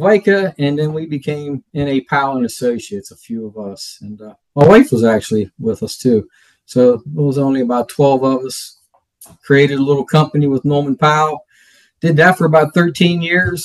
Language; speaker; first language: English; native; English